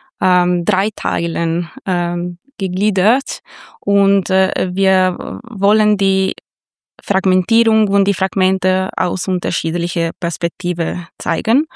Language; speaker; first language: German; non-native, fluent; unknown